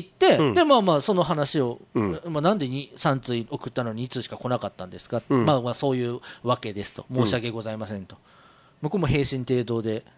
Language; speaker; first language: Japanese; native; Japanese